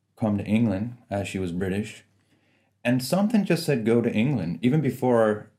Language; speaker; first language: English; native; English